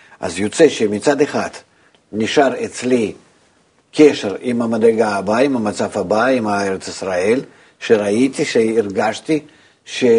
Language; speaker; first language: Hebrew; non-native, fluent; Russian